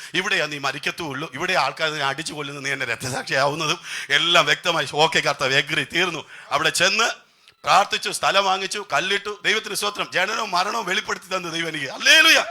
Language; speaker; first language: Malayalam; non-native, local second language; Tamil